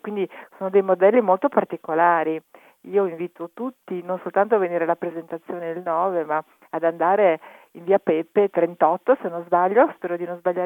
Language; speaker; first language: Italian; native; Italian